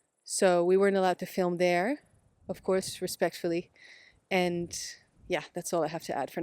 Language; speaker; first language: English; non-native, fluent; Dutch